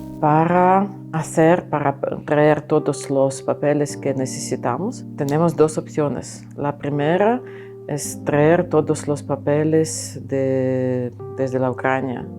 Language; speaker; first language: Spanish; non-native, learner; Ukrainian